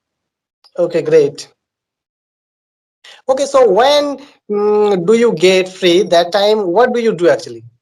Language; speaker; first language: English; non-native, learner; Bangla